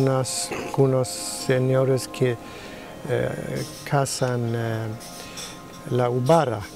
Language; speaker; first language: Spanish; non-native, learner; German